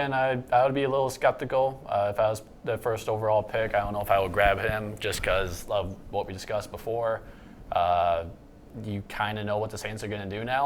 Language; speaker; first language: English; native; English